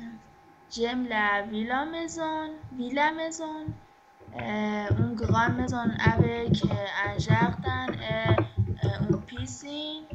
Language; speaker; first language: French; non-native, learner; Persian